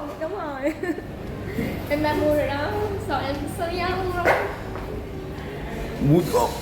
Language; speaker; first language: Vietnamese; non-native, learner; Korean